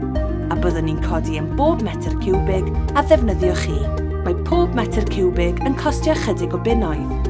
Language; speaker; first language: Welsh; native; Welsh